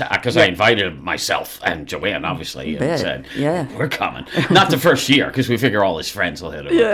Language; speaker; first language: English; native; English